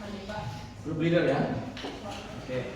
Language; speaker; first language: English; non-native, learner; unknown